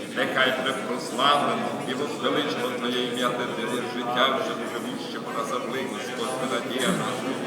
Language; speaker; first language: Ukrainian; native; Ukrainian